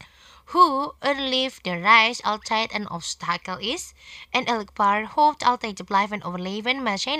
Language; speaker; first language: Dutch; non-native, fluent; Indonesian